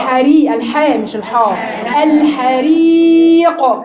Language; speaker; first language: Arabic; native; Arabic